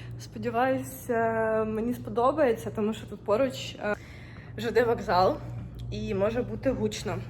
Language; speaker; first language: Ukrainian; native; Ukrainian